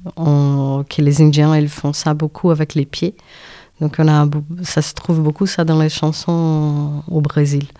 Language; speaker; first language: French; non-native, fluent; Portuguese